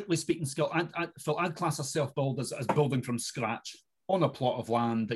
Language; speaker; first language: English; native; English